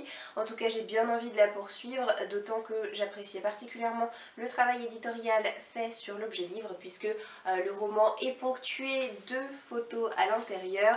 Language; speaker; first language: French; native; French